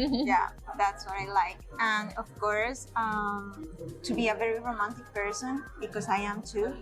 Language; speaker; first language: English; non-native, learner; Spanish